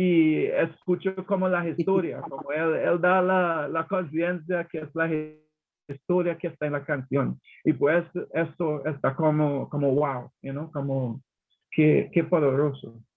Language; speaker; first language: Spanish; non-native, learner; English